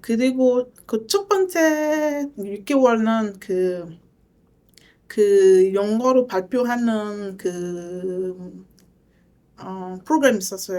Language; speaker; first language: Korean; non-native, learner; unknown